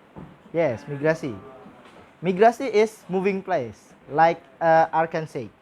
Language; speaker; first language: English; non-native, learner; Indonesian